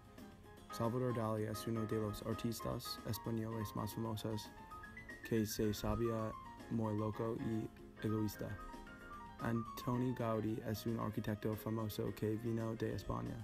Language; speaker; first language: Spanish; non-native, learner; English